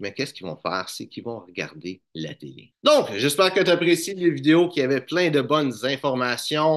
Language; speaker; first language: French; native; French